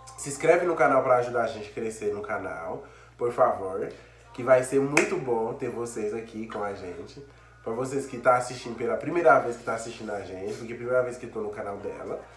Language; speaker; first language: Portuguese; non-native, fluent; Haitian Creole